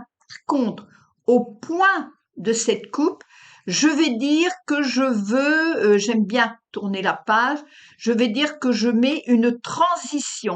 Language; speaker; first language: French; native; French